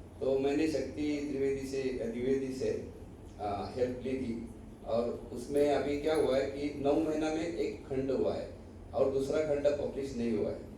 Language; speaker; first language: Hindi; non-native, local second language; Marathi